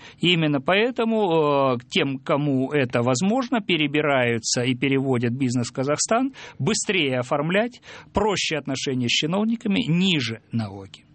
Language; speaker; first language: Russian; native; Russian